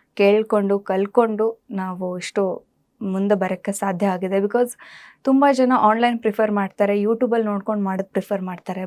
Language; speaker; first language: Kannada; native; Kannada